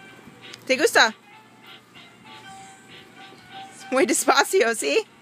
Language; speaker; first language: Spanish; non-native, learner; English